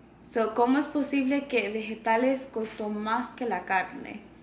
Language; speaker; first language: Spanish; early bilingual, heritage; Spanish